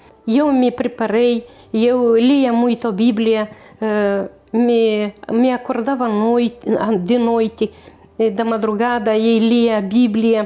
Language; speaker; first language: Portuguese; non-native, fluent; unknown